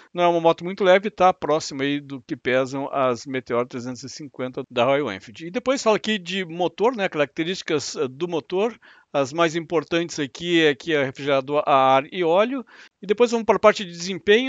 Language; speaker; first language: Portuguese; native; Portuguese